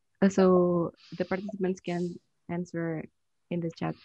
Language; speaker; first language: English; non-native, fluent; Indonesian